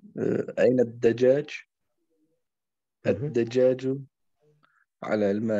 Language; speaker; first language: Arabic; non-native, learner; German